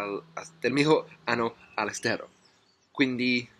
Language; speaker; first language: Italian; non-native, learner; English